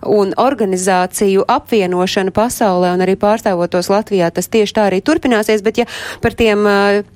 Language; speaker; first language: Latvian; native; Latvian